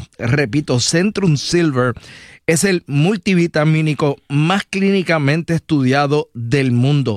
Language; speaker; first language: Spanish; native; Spanish